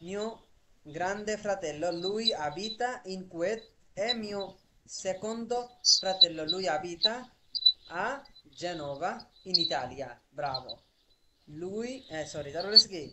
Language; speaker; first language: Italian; non-native, fluent; Bangla